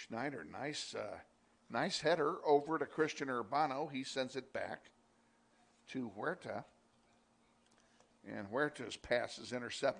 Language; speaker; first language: English; native; English